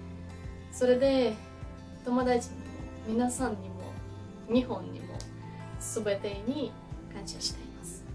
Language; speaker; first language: Japanese; non-native, learner; Ukrainian